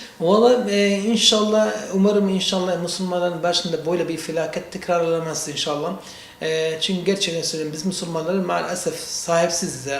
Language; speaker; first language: Turkish; non-native, learner; Central Kurdish